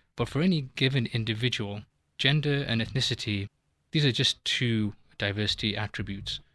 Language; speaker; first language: English; native; English